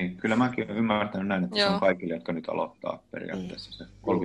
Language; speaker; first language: Finnish; native; Finnish